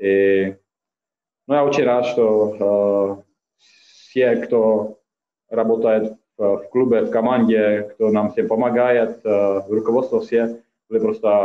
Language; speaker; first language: Russian; non-native, fluent; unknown